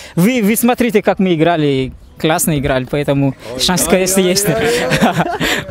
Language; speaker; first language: Russian; non-native, learner; French